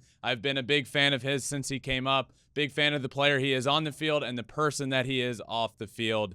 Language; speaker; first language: English; native; English